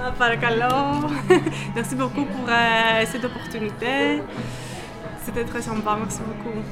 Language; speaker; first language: French; non-native, fluent; Greek